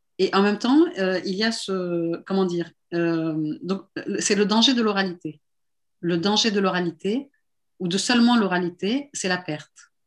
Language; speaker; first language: French; non-native, local second language; Arabic